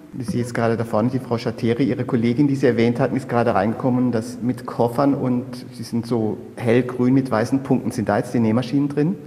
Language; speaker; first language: German; native; German